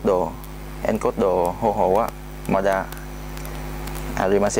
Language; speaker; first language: Japanese; non-native, learner; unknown